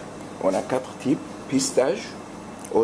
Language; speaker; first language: French; non-native, learner; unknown